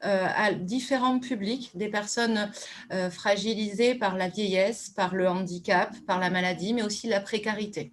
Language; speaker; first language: French; native; French